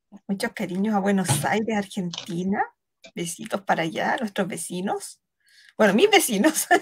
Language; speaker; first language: Spanish; native; Spanish